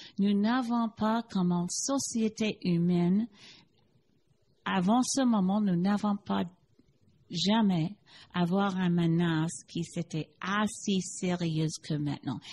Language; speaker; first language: French; non-native, learner; English